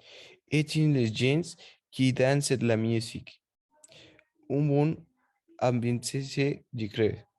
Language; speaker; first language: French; non-native, learner; Spanish